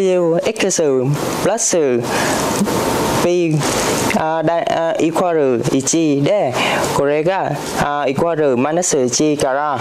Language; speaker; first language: Japanese; non-native, learner; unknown